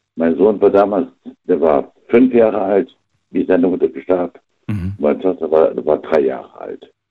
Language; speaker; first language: German; native; German